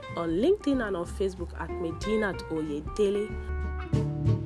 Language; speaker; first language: English; non-native, local second language; Yoruba